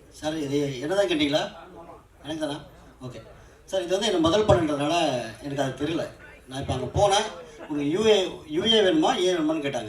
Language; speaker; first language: Tamil; native; Tamil